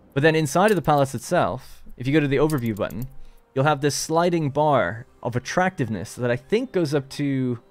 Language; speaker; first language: English; native; English